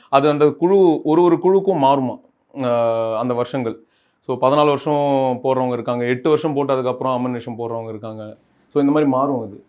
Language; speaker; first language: Tamil; native; Tamil